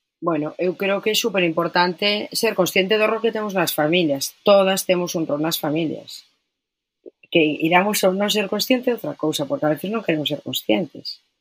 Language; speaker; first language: Galician; non-native, local second language; Spanish